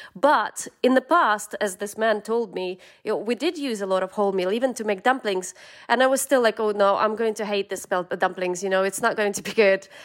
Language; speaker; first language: English; non-native, fluent; Russian